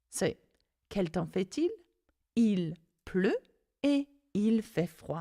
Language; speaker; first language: French; non-native, fluent; English